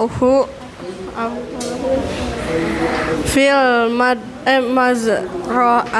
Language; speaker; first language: Arabic; non-native, learner; Indonesian